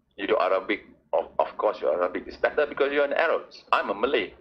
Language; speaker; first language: English; non-native, local second language; Malay